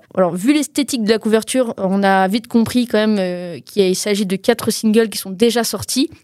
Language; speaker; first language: French; native; French